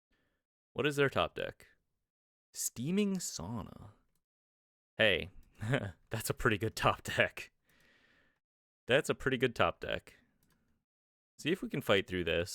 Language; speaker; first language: English; native; English